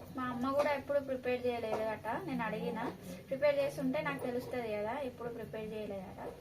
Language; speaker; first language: Telugu; native; Telugu